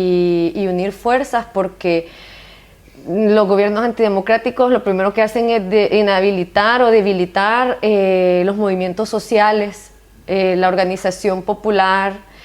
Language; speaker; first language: Spanish; native; Spanish